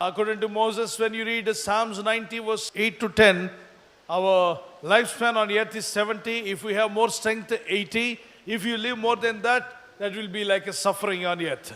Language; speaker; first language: English; non-native, local second language; Telugu